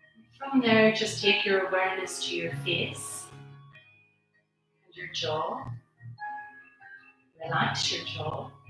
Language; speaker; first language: English; native; English